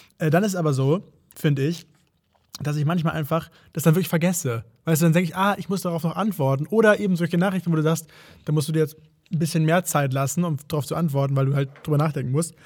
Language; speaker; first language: German; native; German